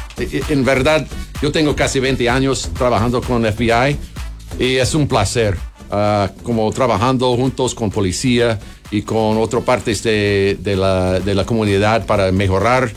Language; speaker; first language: Spanish; non-native, learner; English